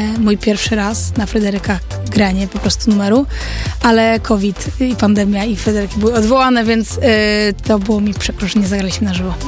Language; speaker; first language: Polish; early bilingual, heritage; Polish